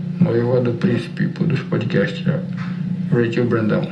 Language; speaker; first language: Portuguese; native; Portuguese